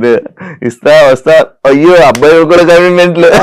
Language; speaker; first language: Telugu; native; Telugu